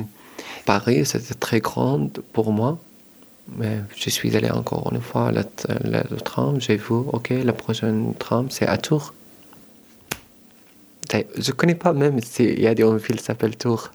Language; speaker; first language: French; non-native, learner; Arabic